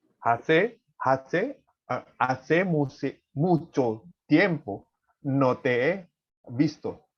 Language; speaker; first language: Spanish; non-native, learner; Indonesian